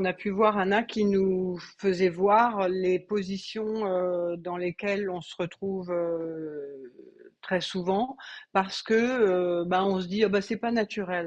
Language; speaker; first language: French; native; French